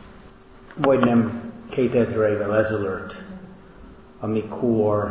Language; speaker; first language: Hungarian; non-native, learner; English